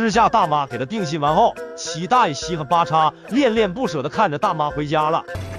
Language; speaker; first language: Chinese; native; Chinese